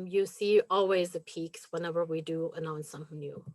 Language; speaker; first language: English; non-native, fluent; German